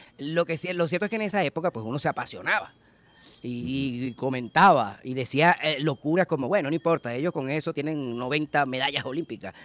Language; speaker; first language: Spanish; native; Spanish